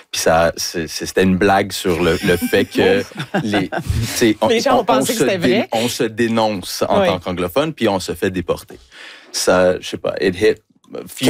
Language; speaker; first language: French; early bilingual, other home language; English